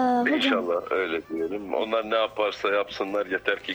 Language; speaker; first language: Turkish; non-native, fluent; Arabic